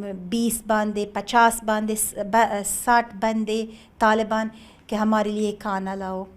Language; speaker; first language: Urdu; non-native, learner; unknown